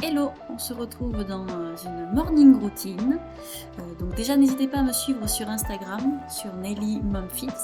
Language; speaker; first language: French; native; French